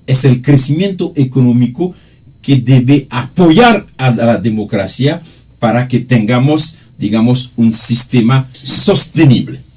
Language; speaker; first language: Spanish; non-native, fluent; Haitian Creole